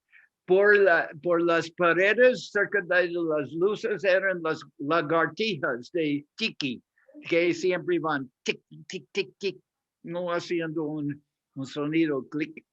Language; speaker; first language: Spanish; non-native, fluent; English